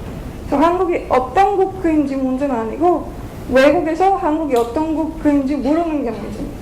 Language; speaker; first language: Korean; non-native, fluent; Bulgarian